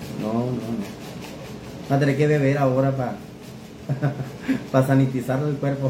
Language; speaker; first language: Spanish; native; Spanish